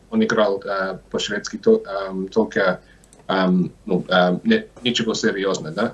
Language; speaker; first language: Russian; non-native, learner; English